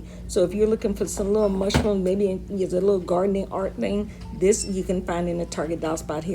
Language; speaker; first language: English; native; English